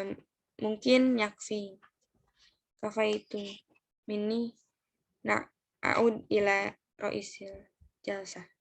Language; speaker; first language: Arabic; non-native, learner; Indonesian